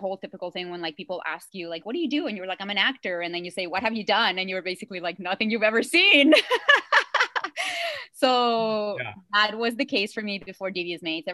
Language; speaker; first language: English; non-native, fluent; Spanish